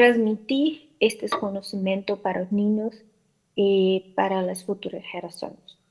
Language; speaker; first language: Spanish; non-native, learner; Portuguese